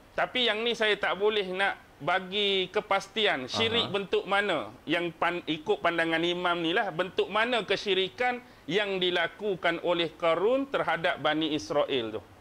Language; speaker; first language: Malay; native; Malay